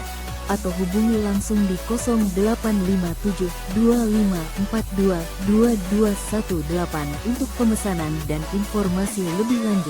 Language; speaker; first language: Indonesian; native; Indonesian